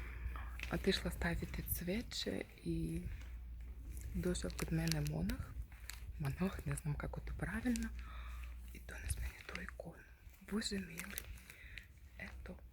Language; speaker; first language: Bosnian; non-native, learner; Russian